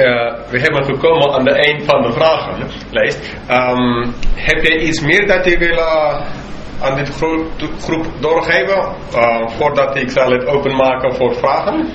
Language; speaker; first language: Dutch; non-native, fluent; English